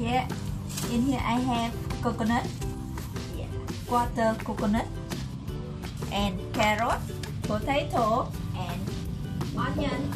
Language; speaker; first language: English; non-native, learner; Vietnamese